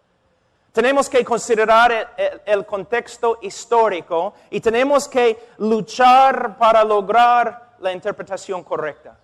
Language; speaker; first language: Spanish; non-native, fluent; English